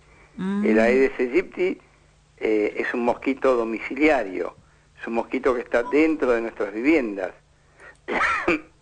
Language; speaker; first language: Spanish; native; Spanish